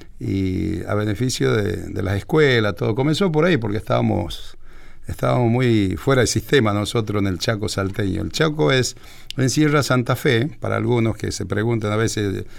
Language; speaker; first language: Spanish; native; Spanish